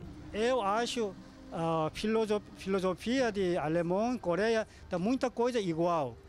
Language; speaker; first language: Portuguese; non-native, learner; Korean